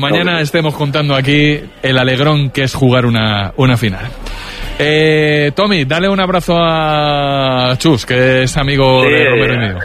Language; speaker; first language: Spanish; native; Spanish